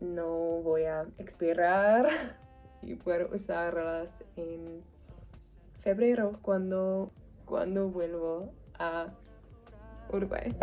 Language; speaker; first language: Spanish; non-native, learner; English